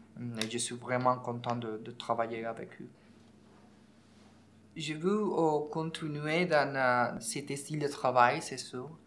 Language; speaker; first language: French; non-native, learner; Spanish